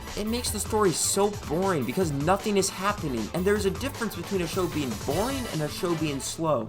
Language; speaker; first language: English; native; English